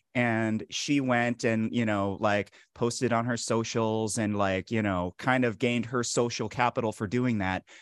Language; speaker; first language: English; native; English